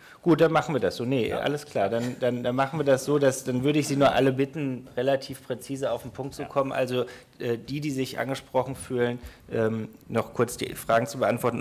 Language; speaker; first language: German; native; German